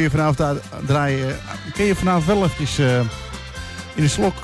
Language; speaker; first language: Dutch; native; Dutch